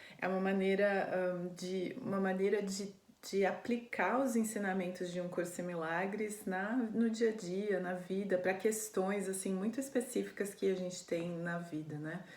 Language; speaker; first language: Portuguese; native; Portuguese